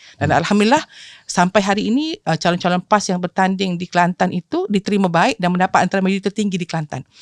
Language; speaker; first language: Malay; native; Malay